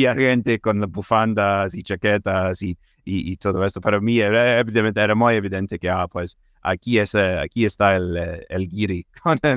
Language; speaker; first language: Spanish; non-native, fluent; English